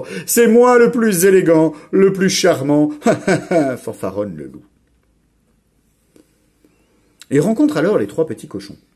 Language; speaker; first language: French; native; French